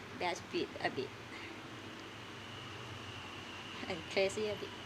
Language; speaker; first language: English; non-native, learner; Thai